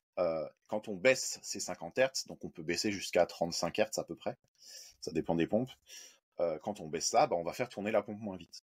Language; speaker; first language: French; native; French